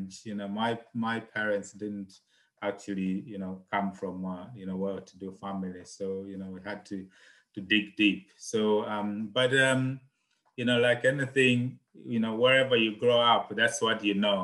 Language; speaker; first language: English; non-native, local second language; Nyanja